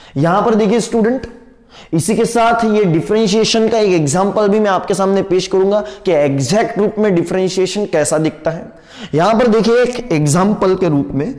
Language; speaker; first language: Hindi; non-native, local second language; Marathi